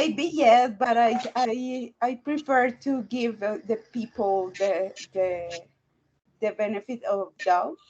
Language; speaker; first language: English; non-native, learner; Spanish